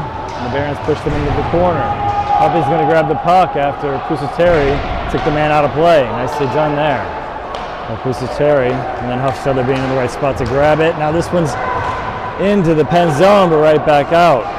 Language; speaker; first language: English; native; English